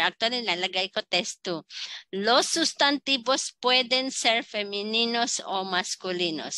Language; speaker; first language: Spanish; non-native, fluent; Filipino